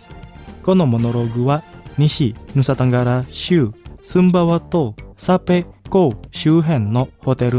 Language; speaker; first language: Japanese; non-native, fluent; Indonesian